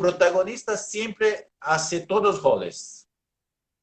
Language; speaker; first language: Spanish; non-native, learner; Portuguese